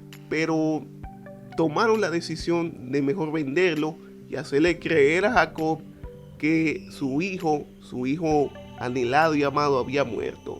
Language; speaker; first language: Spanish; native; Spanish